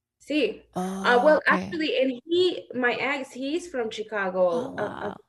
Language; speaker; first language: English; non-native, fluent; Spanish